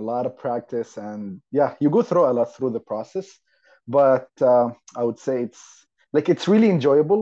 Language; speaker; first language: English; non-native, fluent; Arabic